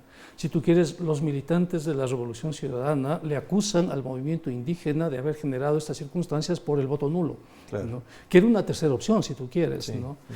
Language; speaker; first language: Spanish; native; Spanish